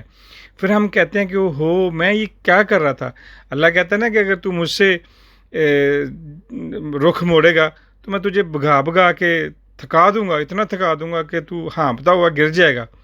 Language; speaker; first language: Urdu; native; Urdu